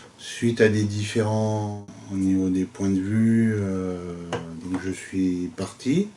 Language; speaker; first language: French; native; French